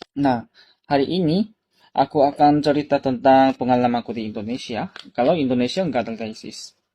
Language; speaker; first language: Indonesian; non-native, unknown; Korean